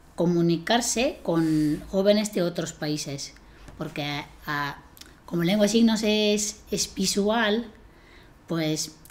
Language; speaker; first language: Spanish; non-native, fluent; Estonian